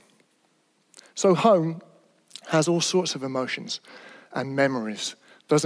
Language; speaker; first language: English; native; English